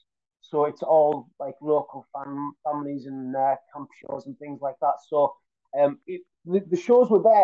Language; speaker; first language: English; native; English